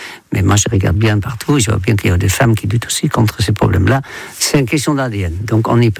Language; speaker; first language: French; non-native, fluent; Dutch